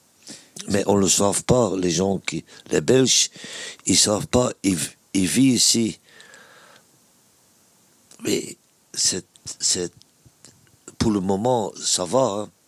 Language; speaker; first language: French; non-native, local second language; Dutch